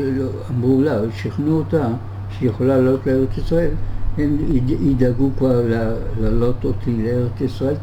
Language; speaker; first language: Hebrew; early bilingual, other home language; German